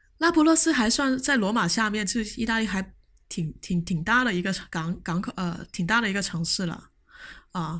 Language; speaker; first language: Chinese; non-native, local second language; Cantonese